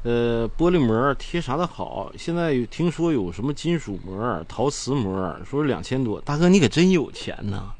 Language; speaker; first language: Chinese; native; Chinese